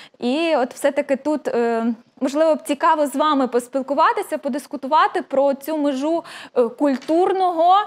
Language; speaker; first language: Ukrainian; native; Ukrainian